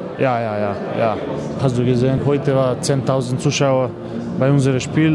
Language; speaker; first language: German; non-native, learner; Macedonian